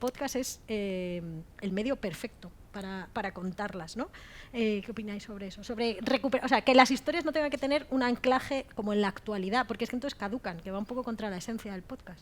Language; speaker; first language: Spanish; native; Spanish